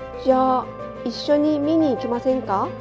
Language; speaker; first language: Japanese; non-native, learner; Korean